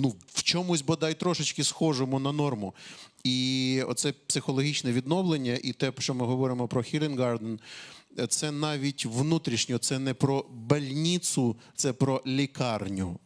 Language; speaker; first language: Ukrainian; native; Ukrainian